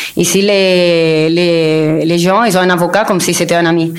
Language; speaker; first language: French; non-native, local second language; Spanish